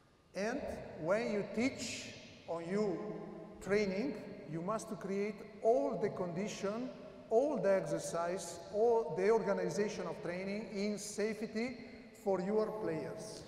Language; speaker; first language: English; non-native, learner; Italian